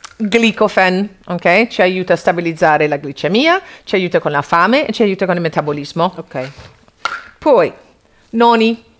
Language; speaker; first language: Italian; non-native, fluent; English